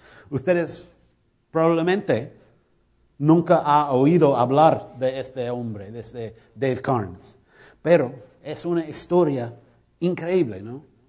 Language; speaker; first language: Spanish; non-native, learner; English